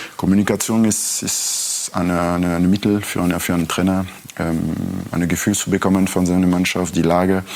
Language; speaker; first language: German; non-native, local second language; French